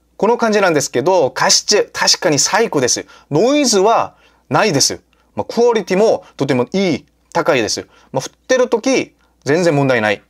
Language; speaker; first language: Japanese; non-native, fluent; Korean